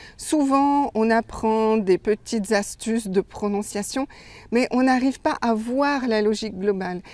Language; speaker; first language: French; native; French